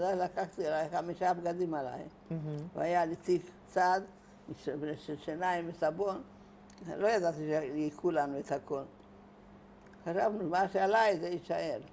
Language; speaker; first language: Hebrew; non-native, fluent; Hungarian